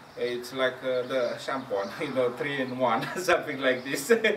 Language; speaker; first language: English; non-native, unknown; Romanian